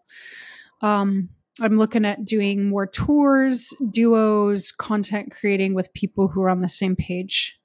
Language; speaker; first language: English; native; English